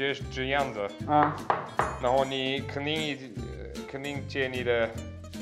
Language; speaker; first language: Chinese; non-native, learner; German